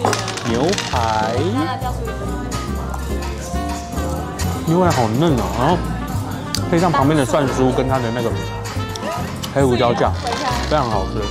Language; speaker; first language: Chinese; native; Chinese